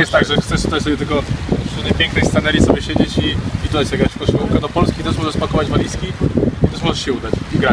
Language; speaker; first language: Polish; native; Polish